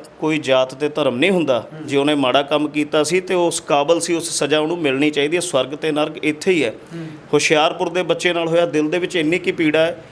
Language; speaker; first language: Punjabi; non-native, local second language; Hindi